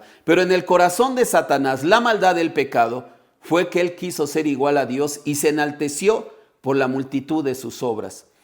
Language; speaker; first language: Spanish; native; Spanish